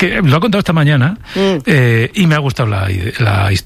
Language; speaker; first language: Spanish; native; Spanish